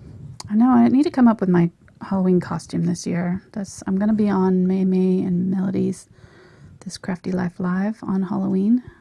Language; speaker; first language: English; native; English